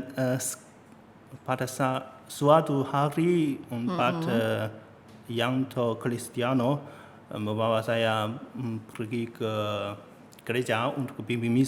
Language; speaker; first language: Indonesian; non-native, learner; Chinese